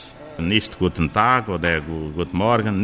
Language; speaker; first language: German; non-native, fluent; Portuguese